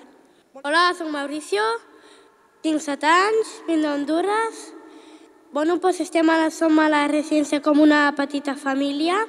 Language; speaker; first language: Catalan; early bilingual, other home language; Spanish